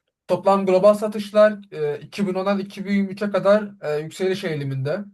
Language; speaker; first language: Turkish; native; Turkish